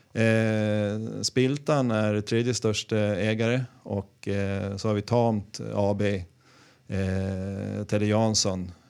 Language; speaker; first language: Swedish; native; Swedish